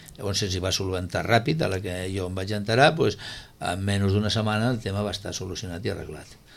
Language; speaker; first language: Catalan; native; Catalan